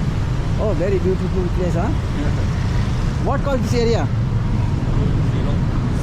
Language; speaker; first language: English; non-native, learner; Nepali